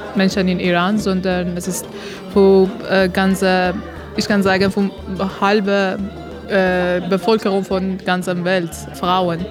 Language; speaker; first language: German; non-native, learner; Persian